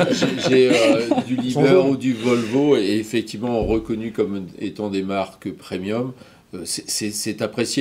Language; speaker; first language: French; native; French